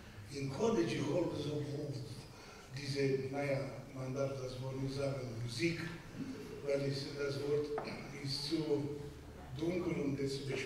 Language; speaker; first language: German; non-native, fluent; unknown